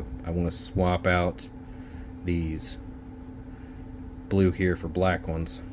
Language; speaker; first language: English; native; English